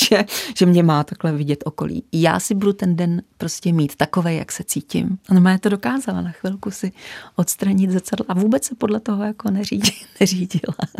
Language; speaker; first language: Czech; native; Czech